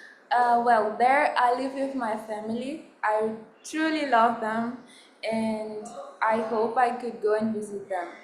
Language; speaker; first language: English; non-native, learner; Portuguese